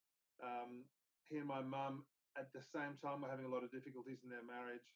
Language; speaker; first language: English; native; English